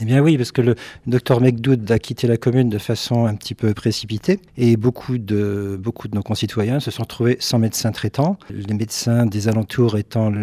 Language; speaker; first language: French; native; French